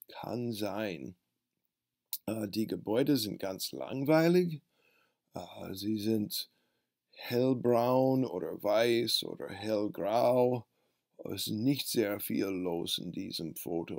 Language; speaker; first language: German; non-native, fluent; English